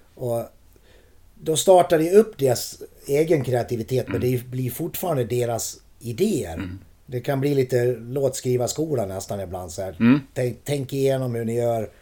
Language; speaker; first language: Swedish; native; Swedish